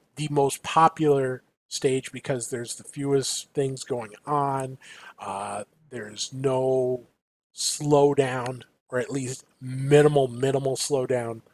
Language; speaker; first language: English; native; English